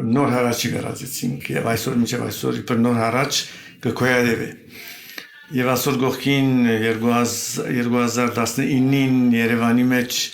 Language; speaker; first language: Armenian; early bilingual, heritage; Armenian